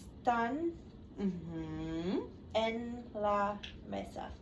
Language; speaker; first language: Spanish; non-native, learner; English